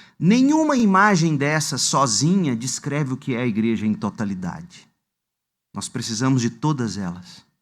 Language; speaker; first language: Portuguese; native; Portuguese